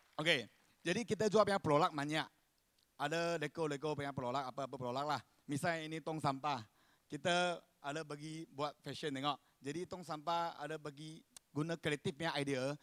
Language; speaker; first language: Malay; non-native, local second language; Chinese